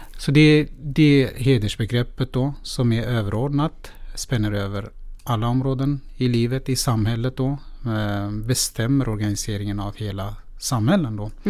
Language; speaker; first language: Swedish; non-native, fluent; Persian